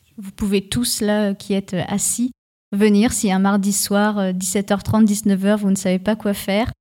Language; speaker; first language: French; native; French